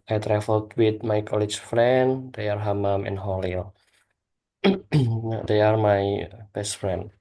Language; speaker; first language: English; non-native, learner; Indonesian